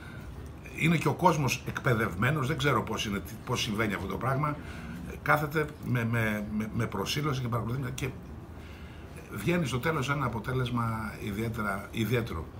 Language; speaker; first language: Greek; native; Greek